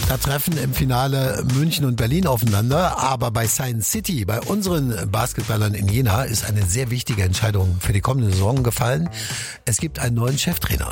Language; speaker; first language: German; native; German